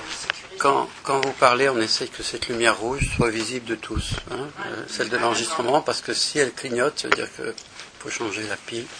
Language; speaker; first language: French; native; French